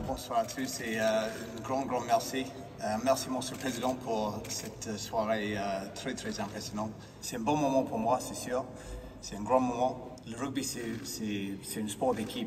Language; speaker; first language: French; non-native, fluent; English